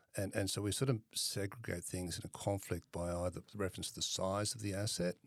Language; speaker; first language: English; native; English